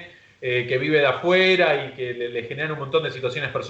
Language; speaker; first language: Spanish; native; Spanish